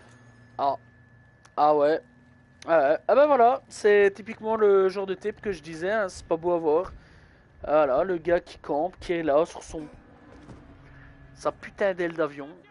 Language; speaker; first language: French; native; French